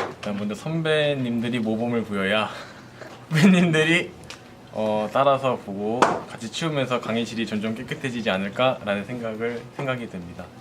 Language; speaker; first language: Korean; native; Korean